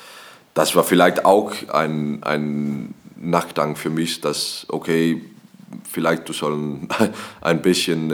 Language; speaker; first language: German; non-native, learner; Danish